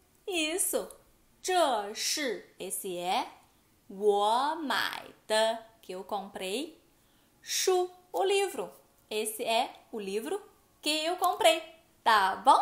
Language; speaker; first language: Portuguese; non-native, fluent; Chinese